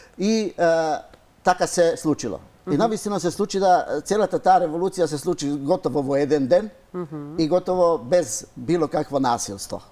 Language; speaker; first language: Macedonian; non-native, fluent; Hungarian